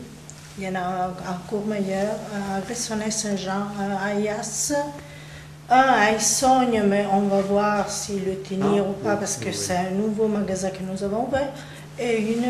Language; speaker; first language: French; non-native, local second language; Italian